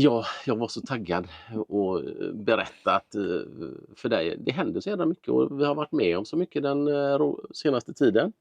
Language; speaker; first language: Swedish; native; Swedish